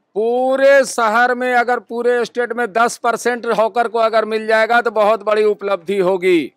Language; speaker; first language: Hindi; native; Hindi